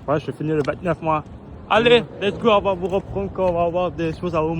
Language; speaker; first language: French; native; French